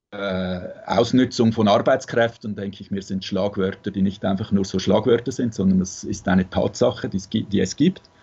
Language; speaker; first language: German; native; German